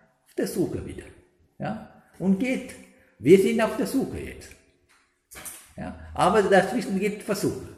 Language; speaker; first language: German; non-native, learner; Sinhala